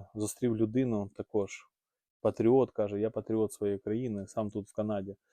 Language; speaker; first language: Ukrainian; non-native, local second language; Russian